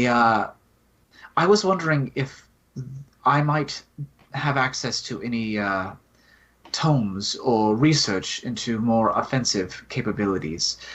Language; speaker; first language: English; native; English